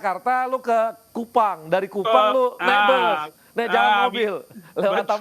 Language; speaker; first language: Indonesian; native; Indonesian